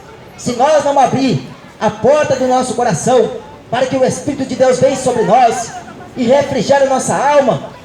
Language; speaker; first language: Portuguese; native; Portuguese